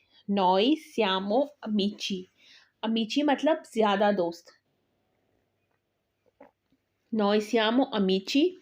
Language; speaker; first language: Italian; non-native, learner; Urdu